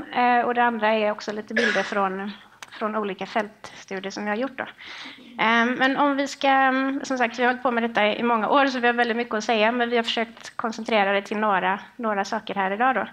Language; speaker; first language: Swedish; native; Swedish